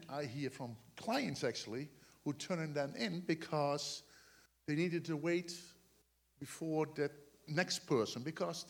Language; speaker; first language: English; non-native, fluent; Dutch